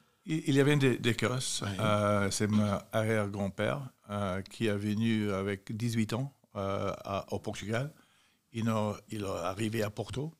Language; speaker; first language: French; non-native, fluent; English